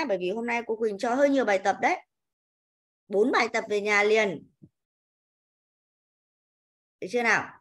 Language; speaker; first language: Vietnamese; native; Vietnamese